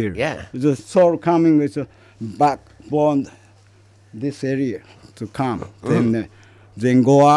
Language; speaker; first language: English; non-native, fluent; Japanese